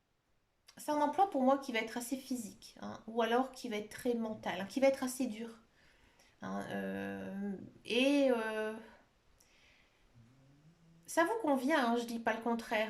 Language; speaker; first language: French; native; French